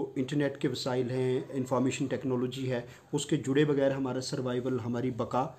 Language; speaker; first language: Urdu; non-native, local second language; Punjabi